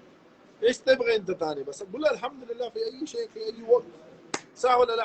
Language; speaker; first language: Arabic; non-native, learner; Pashto